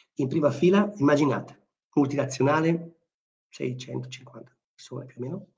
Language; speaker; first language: Italian; native; Italian